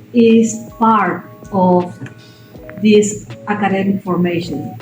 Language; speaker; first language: English; non-native, learner; Spanish